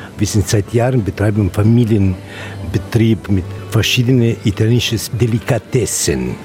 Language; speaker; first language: German; non-native, fluent; Italian